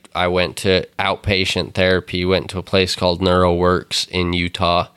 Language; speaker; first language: English; native; English